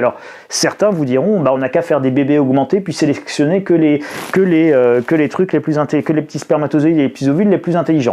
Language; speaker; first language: French; native; French